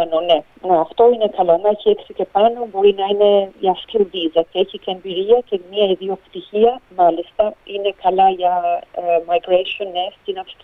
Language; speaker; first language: Greek; early bilingual, heritage; Greek